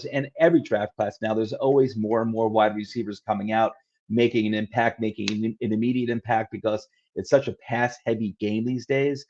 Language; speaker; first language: English; native; English